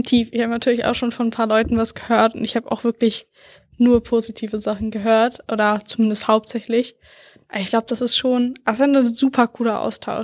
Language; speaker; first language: German; native; German